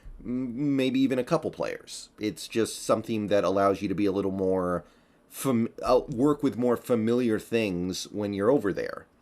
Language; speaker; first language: English; native; English